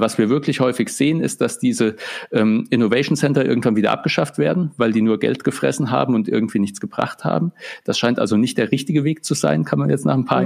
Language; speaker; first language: German; native; German